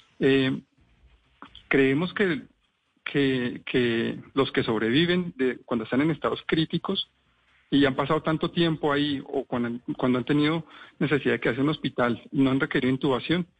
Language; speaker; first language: Spanish; native; Spanish